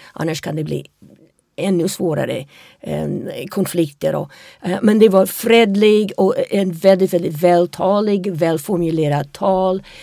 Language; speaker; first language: Swedish; non-native, fluent; English